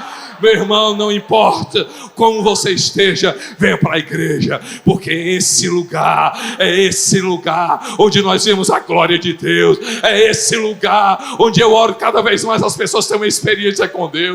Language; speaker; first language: Portuguese; native; Portuguese